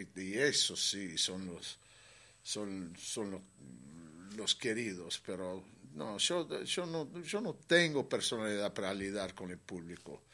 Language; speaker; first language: Spanish; non-native, fluent; English